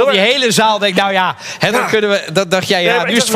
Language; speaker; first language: Dutch; native; Dutch